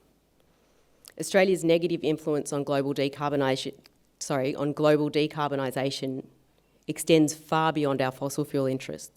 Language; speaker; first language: English; native; English